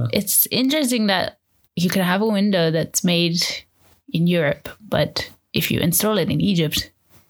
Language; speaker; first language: English; native; English